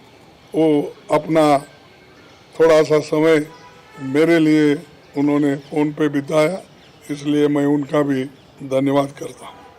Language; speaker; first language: Hindi; non-native, local second language; Kannada